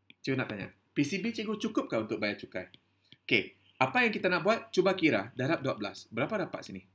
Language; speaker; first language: Malay; non-native, local second language; Chinese